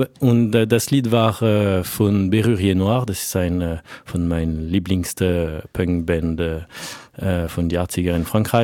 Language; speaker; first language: German; non-native, fluent; French